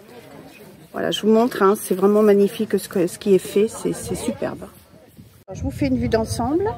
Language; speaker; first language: French; native; French